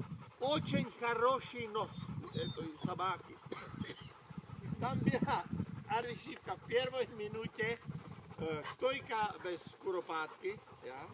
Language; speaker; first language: Russian; non-native, learner; Czech